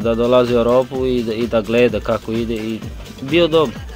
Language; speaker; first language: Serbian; non-native, learner; Portuguese